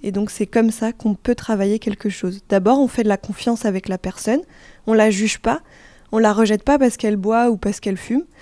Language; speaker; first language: French; native; French